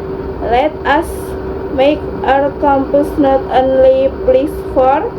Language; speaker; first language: English; non-native, learner; Indonesian